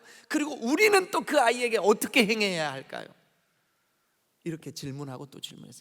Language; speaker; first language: Korean; native; Korean